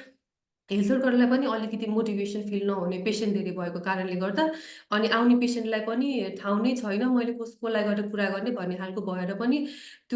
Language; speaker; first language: Nepali; native; Nepali